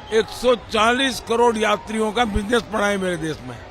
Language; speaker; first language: Hindi; non-native, local second language; Gujarati